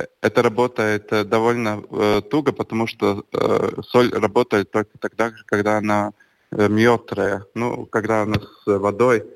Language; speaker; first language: Russian; non-native, local second language; Latvian